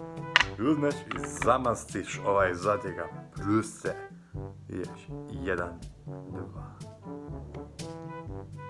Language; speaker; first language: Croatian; non-native, local second language; Hungarian